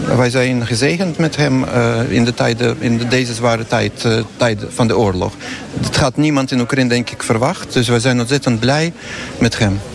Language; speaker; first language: Dutch; non-native, fluent; Ukrainian